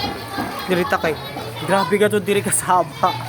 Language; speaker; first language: Filipino; non-native, local second language; Cebuano